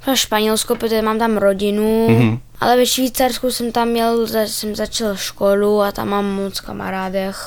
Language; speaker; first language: Czech; early bilingual, heritage; Czech